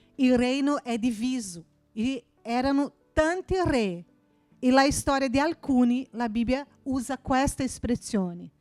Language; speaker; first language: Italian; non-native, fluent; Portuguese